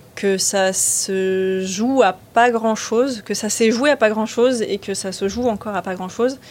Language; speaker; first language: French; native; French